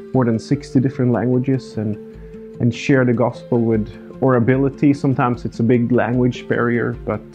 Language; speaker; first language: English; non-native, fluent; Swedish